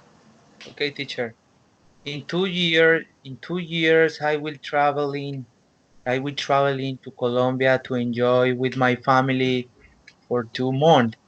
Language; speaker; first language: English; non-native, learner; Spanish